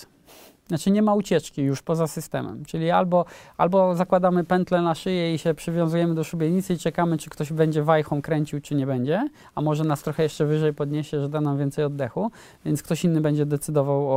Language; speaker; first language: Polish; native; Polish